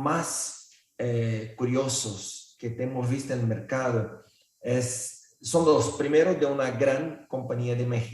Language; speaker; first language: Spanish; non-native, fluent; Portuguese